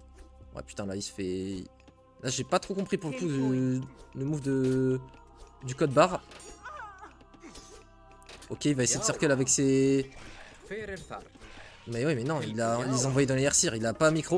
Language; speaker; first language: French; native; French